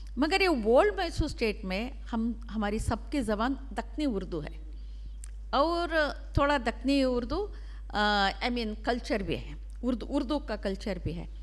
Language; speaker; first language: Hindi; non-native, local second language; Urdu